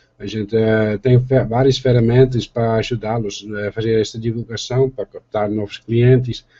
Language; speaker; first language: Portuguese; non-native, fluent; Dutch